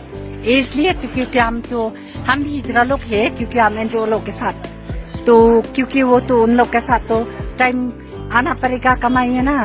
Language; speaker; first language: Hindi; non-native, local second language; Khasi